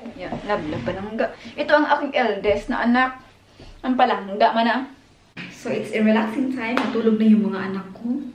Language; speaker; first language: Filipino; non-native, local second language; Cebuano